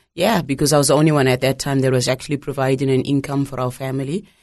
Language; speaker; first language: English; non-native, local second language; Shona